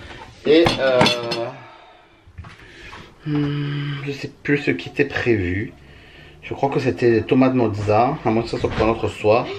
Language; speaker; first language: French; native; French